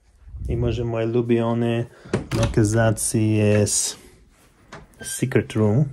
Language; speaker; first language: Polish; non-native, learner; English